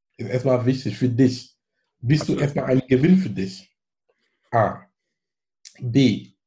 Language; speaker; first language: German; non-native, fluent; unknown